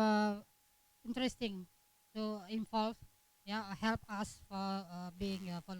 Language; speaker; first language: English; non-native, learner; Indonesian